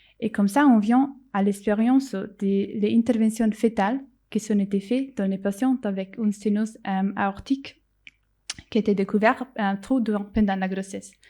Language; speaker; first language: French; non-native, fluent; Italian